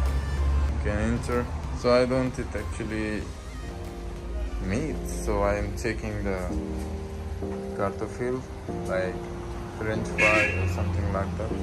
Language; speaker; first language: English; non-native, local second language; Bangla